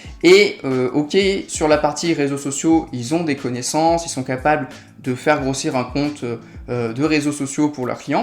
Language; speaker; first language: French; native; French